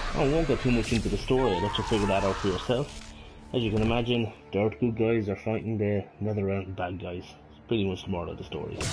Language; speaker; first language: English; native; English